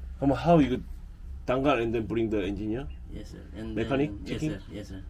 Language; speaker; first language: English; non-native, learner; Korean